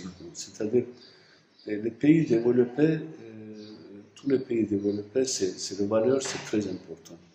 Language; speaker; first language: French; non-native, fluent; Turkish